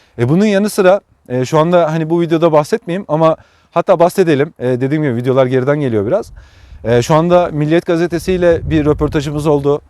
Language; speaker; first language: Turkish; native; Turkish